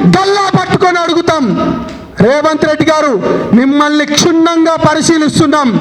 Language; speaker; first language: Telugu; non-native, local second language; Lambadi